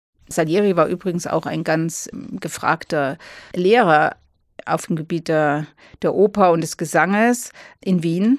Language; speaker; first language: German; native; German